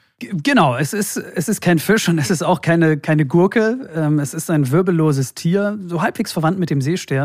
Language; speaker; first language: German; native; German